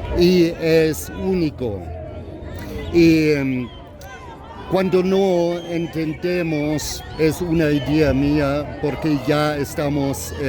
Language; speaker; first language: Spanish; non-native, fluent; German